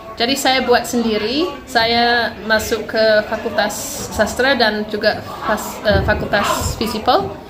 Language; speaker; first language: Indonesian; non-native, fluent; English